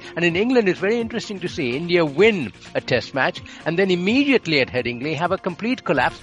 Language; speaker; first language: English; non-native, local second language; Bangla